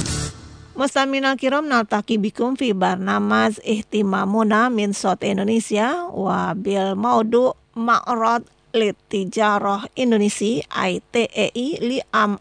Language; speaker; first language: Arabic; non-native, fluent; Indonesian